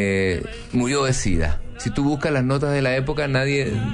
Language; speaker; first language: Spanish; native; Spanish